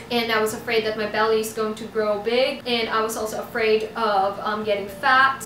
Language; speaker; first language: English; non-native, local second language; Filipino